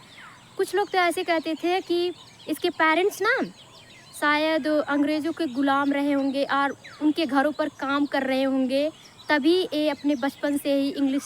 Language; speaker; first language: Hindi; non-native, local second language; Bhojpuri